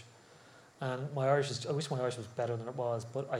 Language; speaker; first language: English; native; English